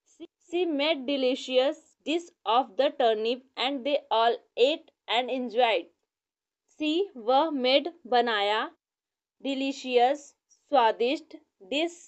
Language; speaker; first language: Hindi; native; Hindi